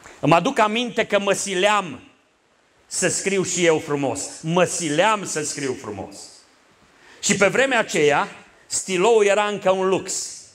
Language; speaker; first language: Romanian; native; Romanian